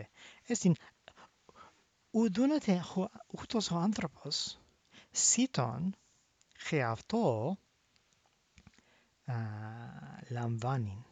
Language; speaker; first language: Greek; non-native, fluent; English